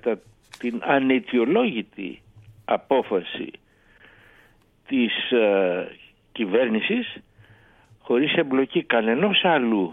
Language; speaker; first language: Greek; native; Greek